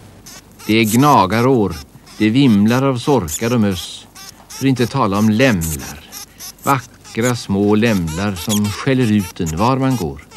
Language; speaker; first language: Swedish; native; Swedish